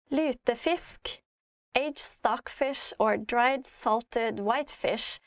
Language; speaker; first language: English; non-native, fluent; Norwegian